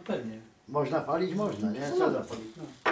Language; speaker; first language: Polish; native; Polish